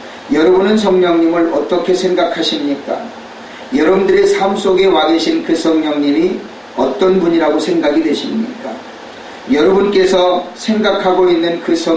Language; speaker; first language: Korean; native; Korean